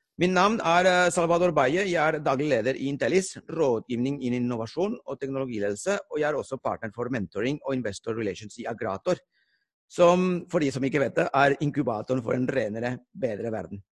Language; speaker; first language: Norwegian; non-native, fluent; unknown